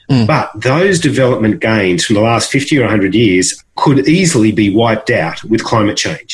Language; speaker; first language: English; native; English